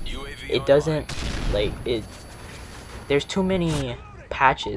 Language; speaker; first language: English; native; English